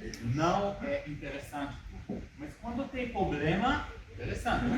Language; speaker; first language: Portuguese; early bilingual, heritage; Hebrew